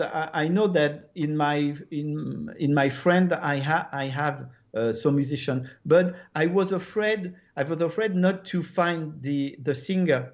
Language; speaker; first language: English; non-native, learner; French